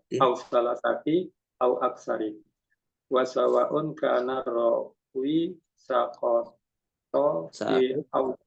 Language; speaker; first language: Arabic; non-native, learner; Indonesian